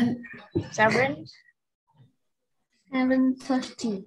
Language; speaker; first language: English; non-native, learner; Vietnamese